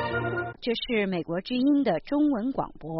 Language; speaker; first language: Chinese; native; Chinese